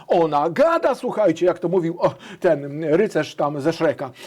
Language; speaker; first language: Polish; native; Polish